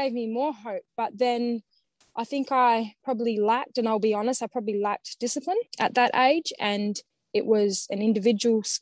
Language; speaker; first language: English; native; English